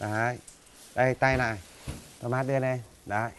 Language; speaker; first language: Vietnamese; native; Vietnamese